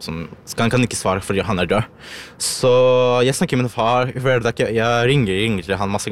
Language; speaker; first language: Norwegian; non-native, learner; Ukrainian